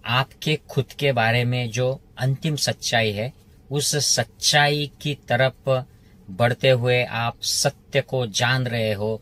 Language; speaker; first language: Hindi; non-native, local second language; Marathi